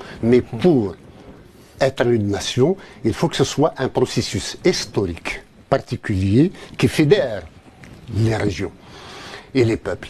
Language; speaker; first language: French; non-native, local second language; Kabyle